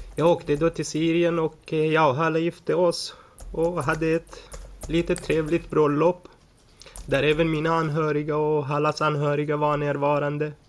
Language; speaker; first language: Swedish; early bilingual, other home language; Arabic